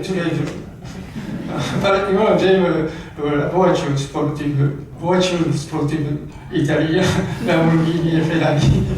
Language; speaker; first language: French; non-native, learner; Japanese